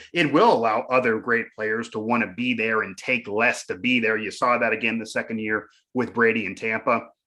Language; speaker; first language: English; native; English